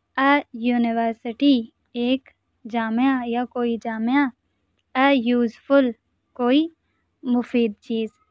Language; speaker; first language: Urdu; non-native, local second language; Sindhi